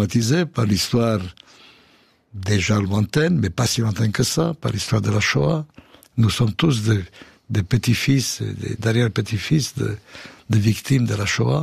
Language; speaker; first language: French; non-native, fluent; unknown